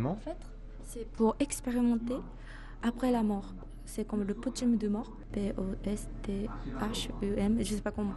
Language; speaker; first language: French; non-native, fluent; Japanese